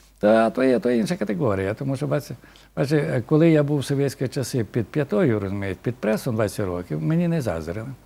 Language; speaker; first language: Ukrainian; native; Ukrainian